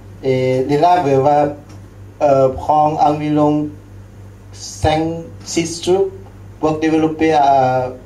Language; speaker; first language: French; non-native, learner; Lao